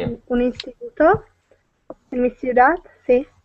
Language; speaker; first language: Spanish; non-native, learner; Czech